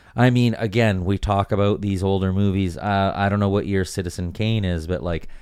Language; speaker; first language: English; native; English